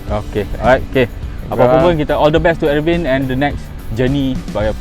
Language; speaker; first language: Malay; native; Malay